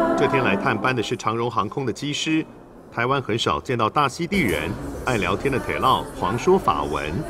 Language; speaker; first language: Chinese; native; Chinese